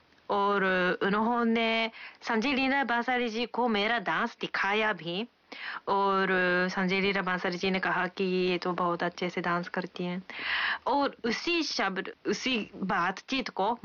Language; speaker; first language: Hindi; non-native, fluent; Japanese